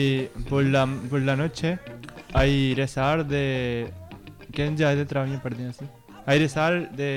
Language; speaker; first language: Spanish; non-native, learner; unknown